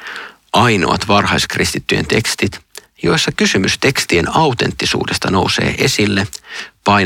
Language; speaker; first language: Finnish; native; Finnish